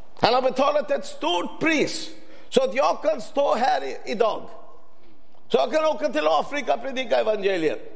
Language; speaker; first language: Swedish; non-native, fluent; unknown